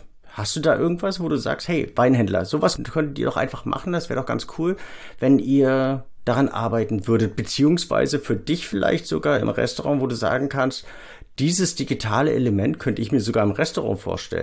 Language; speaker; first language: German; native; German